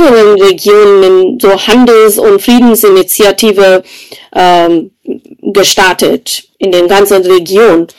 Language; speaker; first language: German; non-native, fluent; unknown